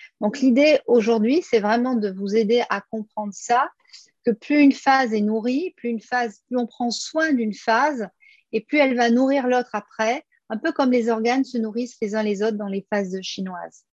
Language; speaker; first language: French; native; French